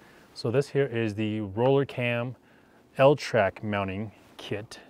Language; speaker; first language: English; native; English